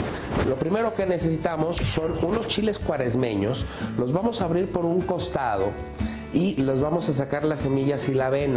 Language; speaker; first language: Spanish; native; Spanish